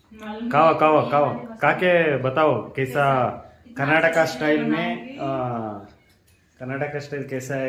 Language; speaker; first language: Hindi; non-native, local second language; Kannada